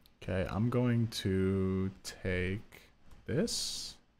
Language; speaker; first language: English; early bilingual, other home language; French